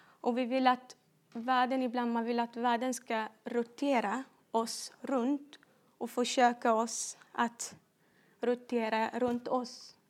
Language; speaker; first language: Swedish; non-native, fluent; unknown